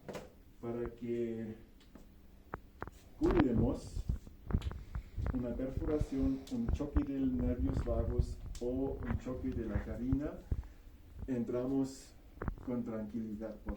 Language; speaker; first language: Spanish; non-native, fluent; German